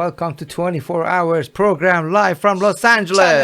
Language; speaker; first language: English; non-native, learner; Persian